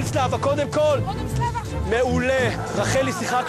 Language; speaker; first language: Hebrew; native; Hebrew